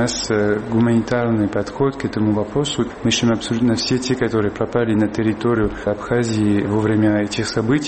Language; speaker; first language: Russian; non-native, fluent; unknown